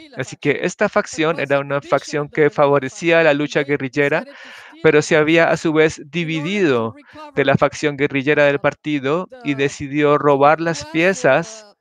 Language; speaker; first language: Spanish; native; Spanish